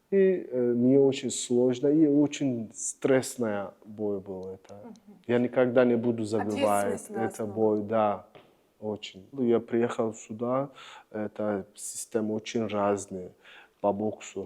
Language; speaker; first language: Russian; non-native, learner; Turkish